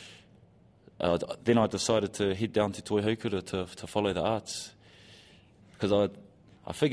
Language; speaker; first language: English; native; English